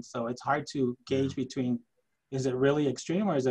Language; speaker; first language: English; early bilingual, other home language; Spanish